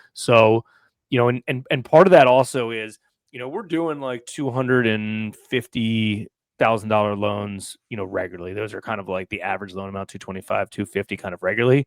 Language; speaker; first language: English; native; English